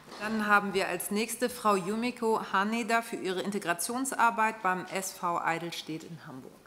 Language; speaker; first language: German; native; German